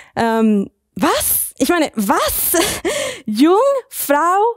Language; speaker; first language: German; non-native, fluent; Spanish